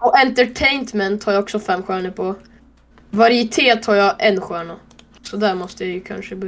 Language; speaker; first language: Swedish; native; Swedish